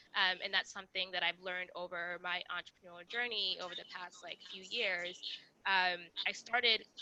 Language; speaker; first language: English; non-native, local second language; Kinyarwanda